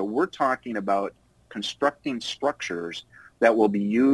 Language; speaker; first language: English; native; English